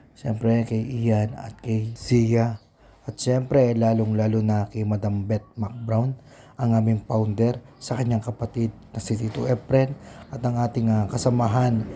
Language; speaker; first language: Filipino; non-native, local second language; Pampanga